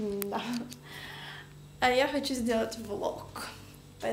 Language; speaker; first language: Russian; early bilingual, heritage; Russian